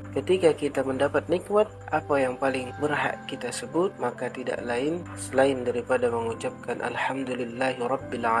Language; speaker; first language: Malay; native; Malay